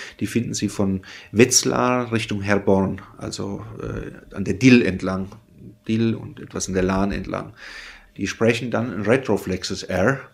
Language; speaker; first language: German; native; German